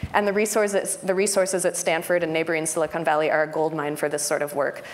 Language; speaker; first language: English; native; English